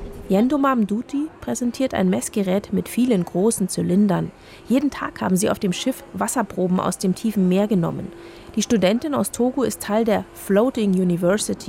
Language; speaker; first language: German; native; German